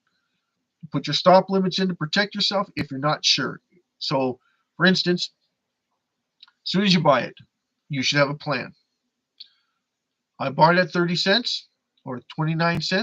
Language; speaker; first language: English; native; English